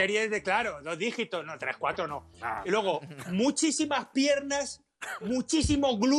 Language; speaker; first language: Spanish; native; Spanish